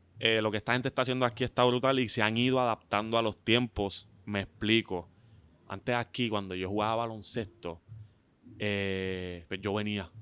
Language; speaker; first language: Spanish; native; Spanish